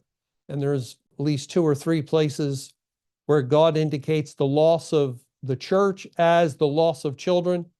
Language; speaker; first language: English; native; English